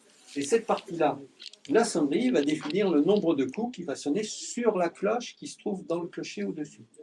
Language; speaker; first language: French; native; French